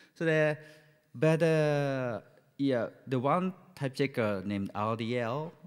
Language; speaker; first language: English; non-native, fluent; Japanese